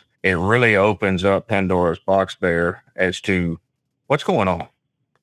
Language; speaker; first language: English; native; English